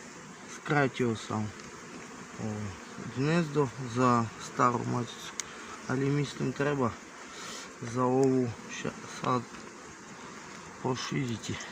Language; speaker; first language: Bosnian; non-native, learner; Russian